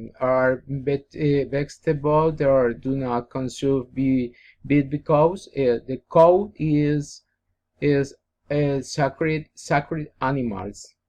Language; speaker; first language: English; non-native, learner; Spanish